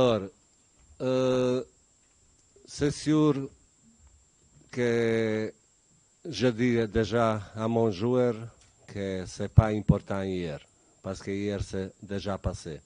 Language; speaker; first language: French; non-native, learner; Bosnian